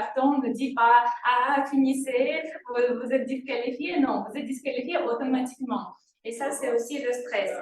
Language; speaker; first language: French; non-native, fluent; Russian